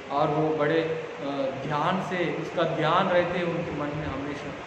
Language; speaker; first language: Hindi; non-native, local second language; Telugu